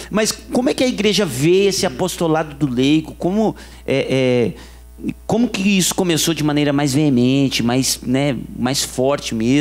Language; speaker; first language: Portuguese; native; Portuguese